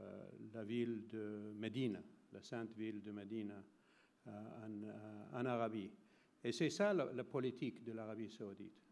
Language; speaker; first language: French; non-native, fluent; Arabic